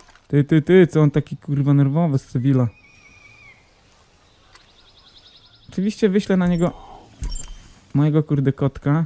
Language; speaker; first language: Polish; native; Polish